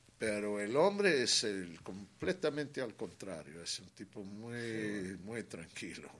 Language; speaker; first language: Spanish; non-native, fluent; English